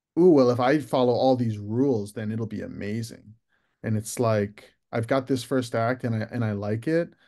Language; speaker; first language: English; native; English